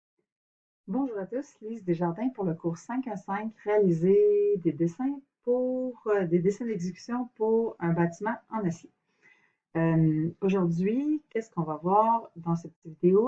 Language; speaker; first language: French; native; French